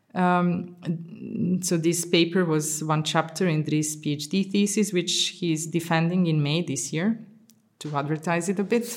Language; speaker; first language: English; non-native, fluent; Serbian